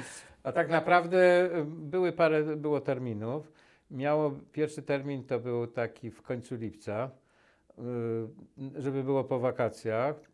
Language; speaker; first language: Polish; native; Polish